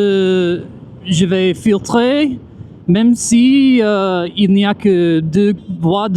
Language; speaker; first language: French; non-native, fluent; English